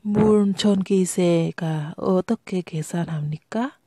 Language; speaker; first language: Korean; non-native, learner; Vietnamese